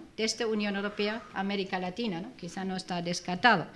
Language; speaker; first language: Spanish; non-native, fluent; German